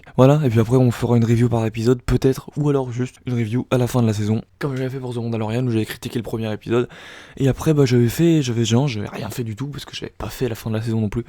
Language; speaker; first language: French; native; French